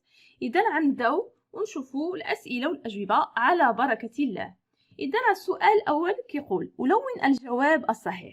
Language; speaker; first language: Arabic; native; Arabic